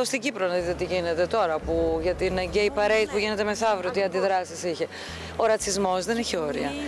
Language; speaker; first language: Greek; native; Greek